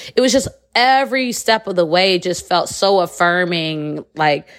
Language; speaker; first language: English; native; English